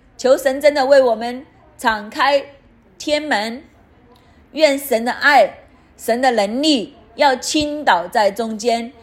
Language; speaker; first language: Chinese; non-native, fluent; Cantonese